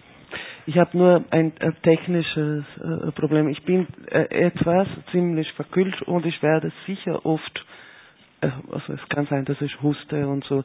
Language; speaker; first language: German; non-native, fluent; Portuguese